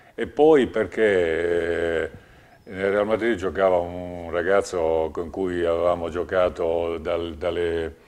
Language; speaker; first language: Italian; native; Italian